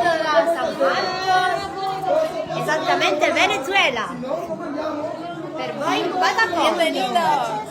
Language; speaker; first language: Italian; native; Italian